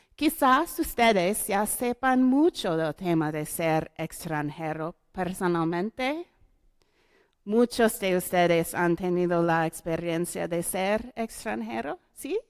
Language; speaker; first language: Spanish; non-native, learner; English